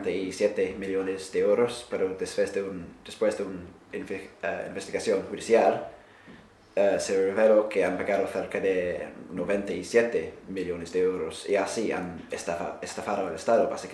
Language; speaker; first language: Spanish; non-native, fluent; English